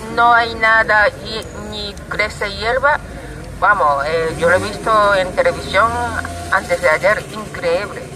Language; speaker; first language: Spanish; non-native, learner; Japanese